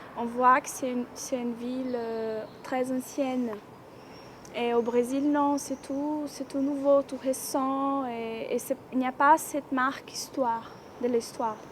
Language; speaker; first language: French; non-native, fluent; Portuguese